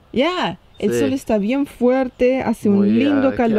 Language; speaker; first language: Spanish; native; Spanish